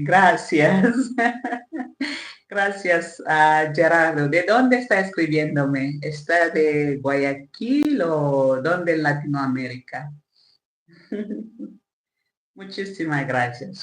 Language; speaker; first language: Spanish; non-native, learner; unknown